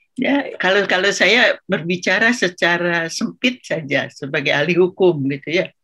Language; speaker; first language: Indonesian; non-native, local second language; Sundanese